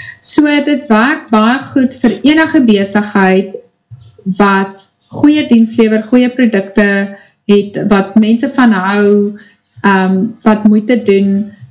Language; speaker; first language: Afrikaans; native; Afrikaans